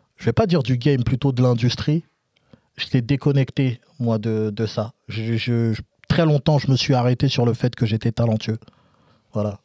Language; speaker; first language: French; native; French